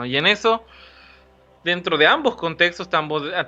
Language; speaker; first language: Spanish; native; Spanish